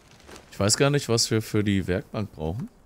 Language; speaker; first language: German; native; German